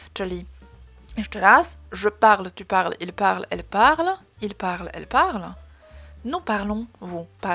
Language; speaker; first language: French; non-native, fluent; Polish